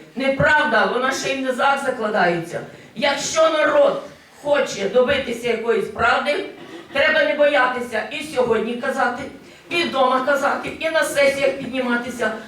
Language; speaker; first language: Ukrainian; native; Ukrainian